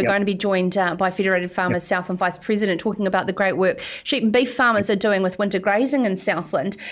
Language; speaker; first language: English; native; English